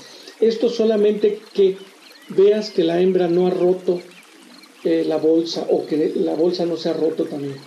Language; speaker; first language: Spanish; native; Spanish